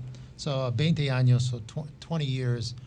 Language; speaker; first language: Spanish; non-native, learner; English